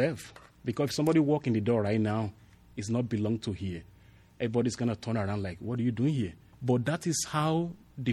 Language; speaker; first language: English; non-native, local second language; Yoruba